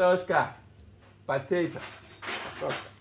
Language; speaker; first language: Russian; non-native, learner; English